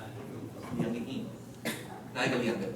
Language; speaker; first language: Chinese; non-native, fluent; English